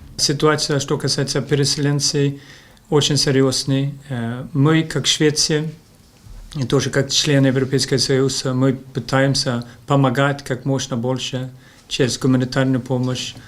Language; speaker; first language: Russian; non-native, fluent; Swedish